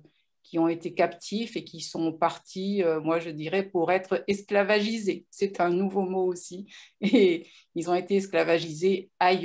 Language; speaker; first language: French; native; French